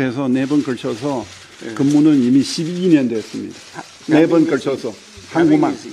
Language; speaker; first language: Korean; non-native, fluent; Chinese